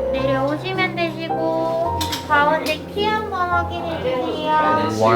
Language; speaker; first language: Korean; native; Korean